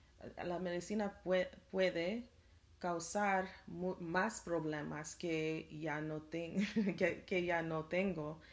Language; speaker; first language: Spanish; non-native, learner; English